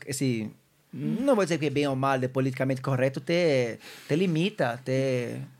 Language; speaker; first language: Spanish; non-native, fluent; Portuguese